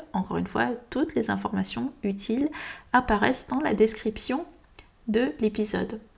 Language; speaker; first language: French; early bilingual, heritage; French